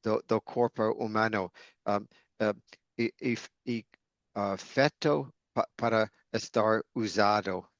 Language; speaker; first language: Portuguese; non-native, fluent; English